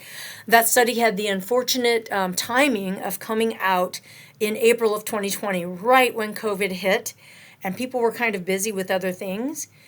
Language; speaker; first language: English; native; English